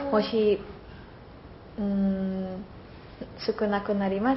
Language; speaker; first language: Japanese; non-native, learner; Indonesian